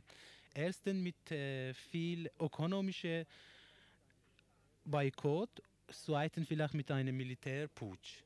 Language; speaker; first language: German; non-native, learner; Persian